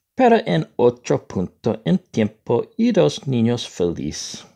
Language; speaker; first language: Spanish; non-native, learner; English